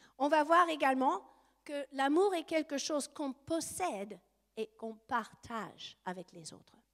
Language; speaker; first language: French; non-native, fluent; English